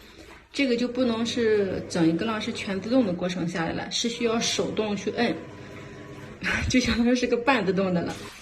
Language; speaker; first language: Chinese; native; Chinese